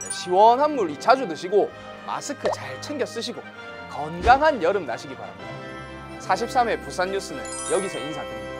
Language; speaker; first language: Korean; native; Korean